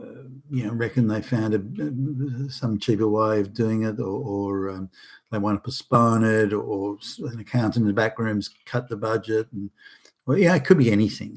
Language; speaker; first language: English; native; English